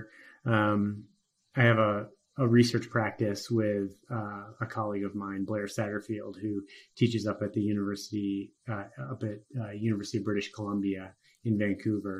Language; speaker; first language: English; native; English